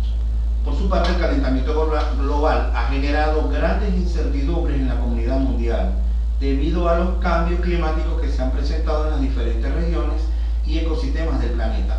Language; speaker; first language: Spanish; native; Spanish